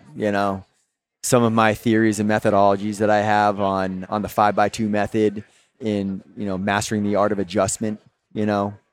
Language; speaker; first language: English; native; English